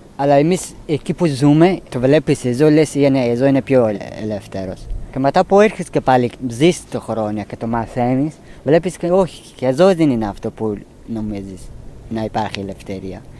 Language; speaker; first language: Greek; non-native, learner; Persian